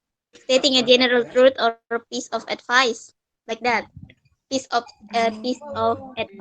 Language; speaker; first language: English; non-native, fluent; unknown